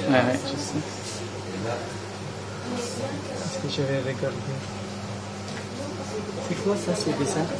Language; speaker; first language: French; non-native, learner; Filipino